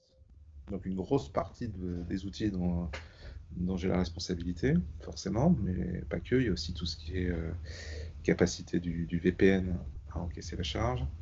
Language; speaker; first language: French; native; French